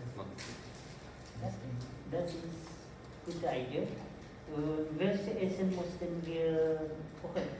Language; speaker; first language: German; non-native, learner; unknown